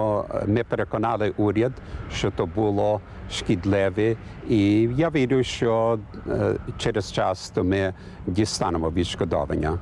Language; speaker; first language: Ukrainian; early bilingual, heritage; English